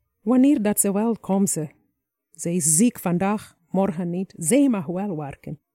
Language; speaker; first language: Dutch; non-native, fluent; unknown